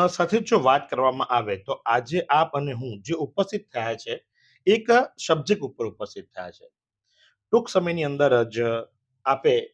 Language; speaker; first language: Gujarati; native; Gujarati